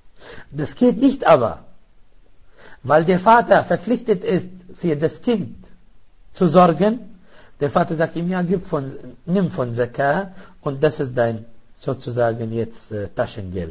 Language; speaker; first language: German; non-native, fluent; Arabic